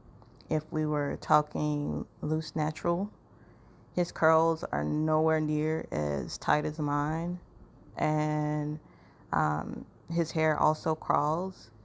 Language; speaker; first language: English; native; English